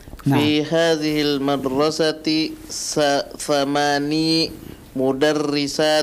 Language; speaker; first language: Arabic; non-native, learner; Indonesian